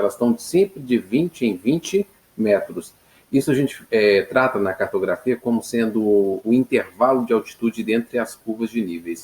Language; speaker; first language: Portuguese; native; Portuguese